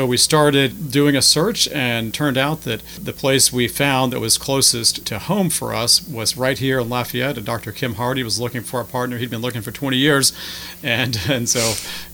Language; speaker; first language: English; native; English